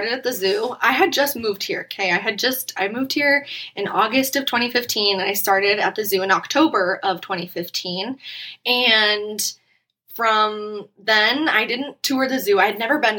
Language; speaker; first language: English; native; English